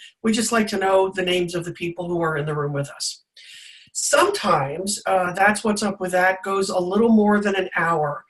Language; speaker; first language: English; native; English